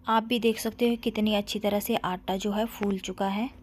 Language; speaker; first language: Hindi; native; Hindi